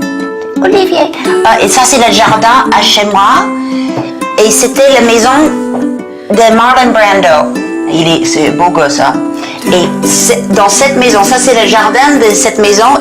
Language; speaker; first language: French; non-native, learner; English